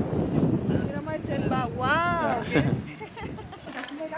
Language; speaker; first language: Spanish; native; Spanish